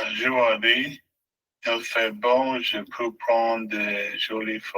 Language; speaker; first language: French; non-native, learner; English